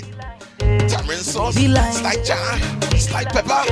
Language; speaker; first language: English; native; English